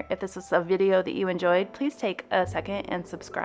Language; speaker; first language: English; native; English